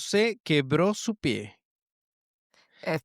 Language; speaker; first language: Portuguese; non-native, learner; Spanish